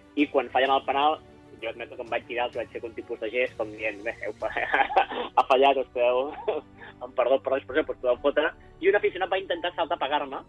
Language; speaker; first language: Catalan; native; Catalan